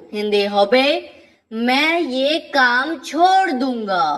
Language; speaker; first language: Hindi; non-native, fluent; Bangla